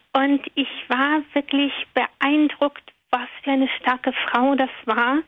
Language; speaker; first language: German; non-native, fluent; Russian